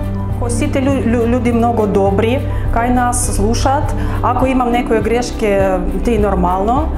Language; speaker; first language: Macedonian; non-native, learner; Ukrainian